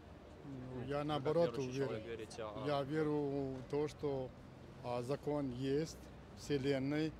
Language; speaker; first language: Russian; non-native, fluent; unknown